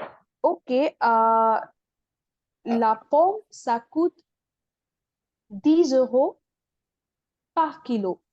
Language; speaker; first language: French; non-native, fluent; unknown